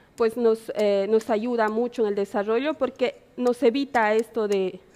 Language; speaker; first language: Spanish; native; Spanish